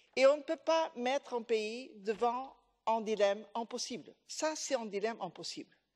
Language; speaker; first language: French; non-native, fluent; Portuguese